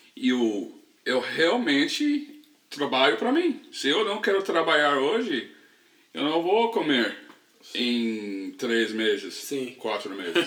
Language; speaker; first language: Portuguese; non-native, learner; English